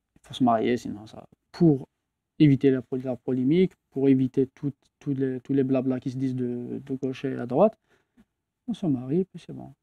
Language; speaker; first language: French; non-native, local second language; Kabyle